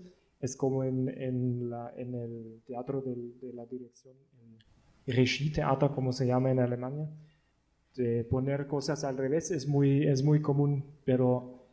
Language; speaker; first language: Spanish; non-native, learner; German